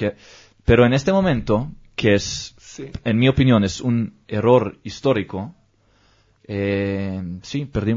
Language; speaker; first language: Spanish; non-native, learner; Hebrew